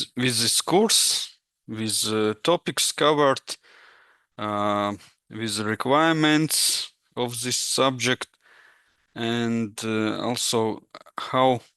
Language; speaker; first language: English; non-native, fluent; Latvian